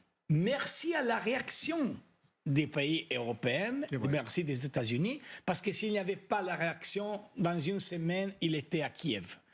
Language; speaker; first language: French; non-native, fluent; Italian